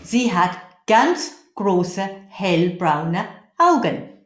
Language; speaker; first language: German; non-native, fluent; English